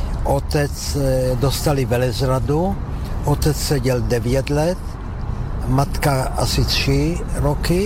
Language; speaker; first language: Czech; non-native, local second language; Slovak